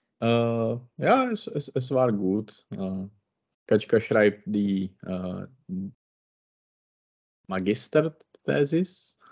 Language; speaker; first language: German; non-native, learner; Czech